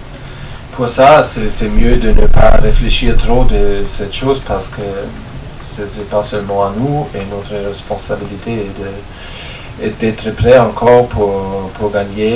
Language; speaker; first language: French; non-native, learner; German